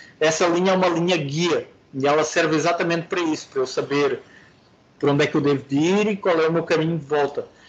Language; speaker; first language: Portuguese; native; Portuguese